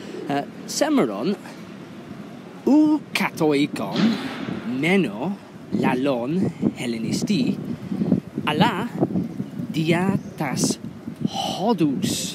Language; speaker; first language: Greek; non-native, fluent; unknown